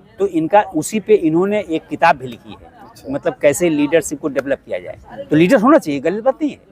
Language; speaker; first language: Hindi; native; Hindi